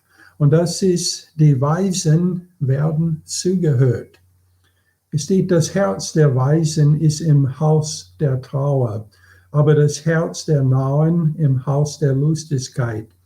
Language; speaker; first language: German; non-native, fluent; English